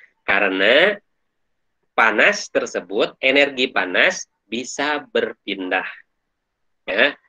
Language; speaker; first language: Indonesian; native; Indonesian